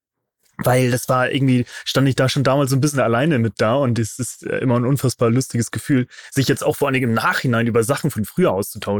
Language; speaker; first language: German; native; German